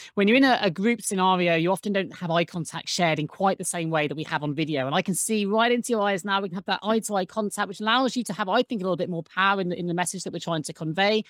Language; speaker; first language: English; native; English